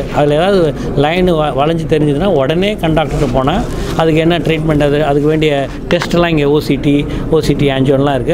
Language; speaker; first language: Tamil; native; Tamil